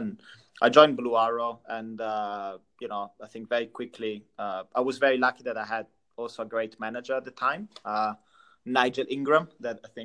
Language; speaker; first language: English; non-native, fluent; Italian